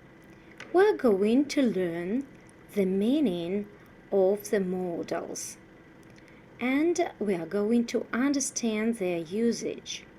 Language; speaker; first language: English; non-native, fluent; Russian